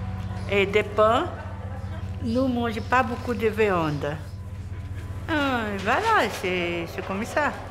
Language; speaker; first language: French; non-native, learner; Portuguese